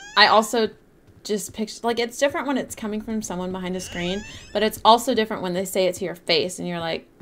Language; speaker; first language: English; native; English